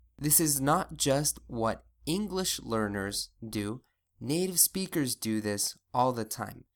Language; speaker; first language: English; non-native, fluent; Japanese